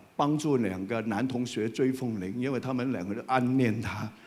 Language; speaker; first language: Chinese; non-native, fluent; Cantonese